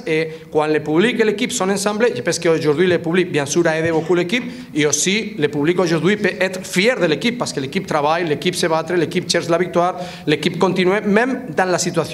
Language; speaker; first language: French; non-native, fluent; Spanish